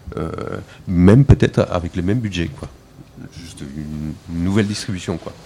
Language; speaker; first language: French; native; French